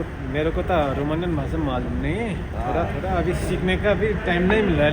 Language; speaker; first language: Hindi; non-native, learner; Nepali